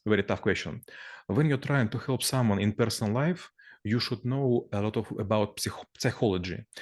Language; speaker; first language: English; non-native, learner; Russian